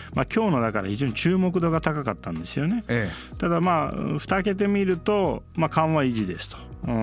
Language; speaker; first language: Japanese; non-native, fluent; Turkish